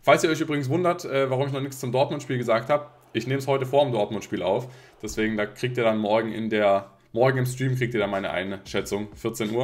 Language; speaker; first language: German; native; German